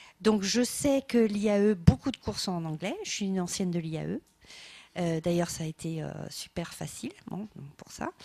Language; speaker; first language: French; non-native, fluent; English